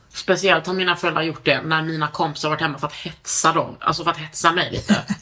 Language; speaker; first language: Swedish; native; Swedish